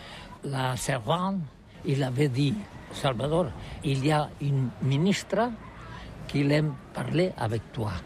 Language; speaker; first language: French; non-native, learner; Catalan